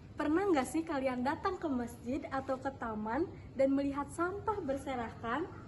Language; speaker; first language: Indonesian; native; Indonesian